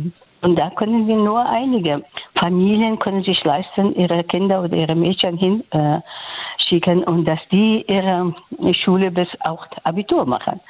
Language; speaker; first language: German; non-native, fluent; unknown